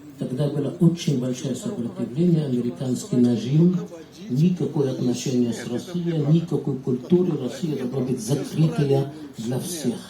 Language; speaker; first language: Russian; non-native, fluent; Arabic